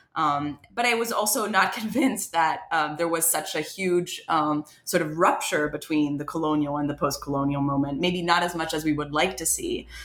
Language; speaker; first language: English; non-native, fluent; French